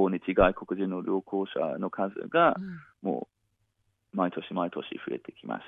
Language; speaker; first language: Japanese; non-native, fluent; English